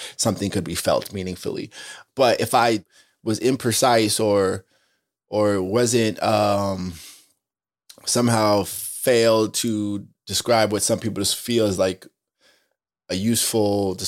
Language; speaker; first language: English; native; English